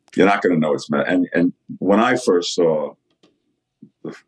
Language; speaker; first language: English; native; English